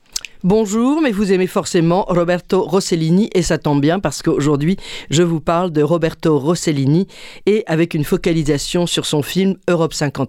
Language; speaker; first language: French; native; French